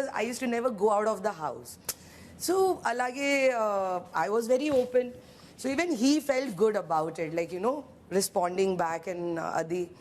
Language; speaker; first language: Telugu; non-native, fluent; Hindi